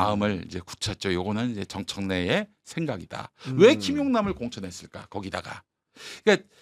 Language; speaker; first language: Korean; native; Korean